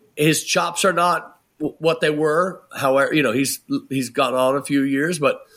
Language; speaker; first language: English; native; English